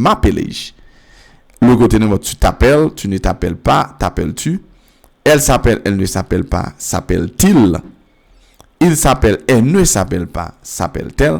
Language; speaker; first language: French; non-native, fluent; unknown